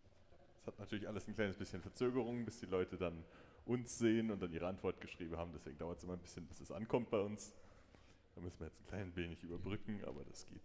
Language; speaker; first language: German; native; German